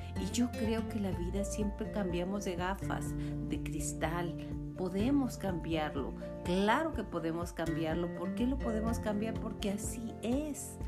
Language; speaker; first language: Spanish; native; Spanish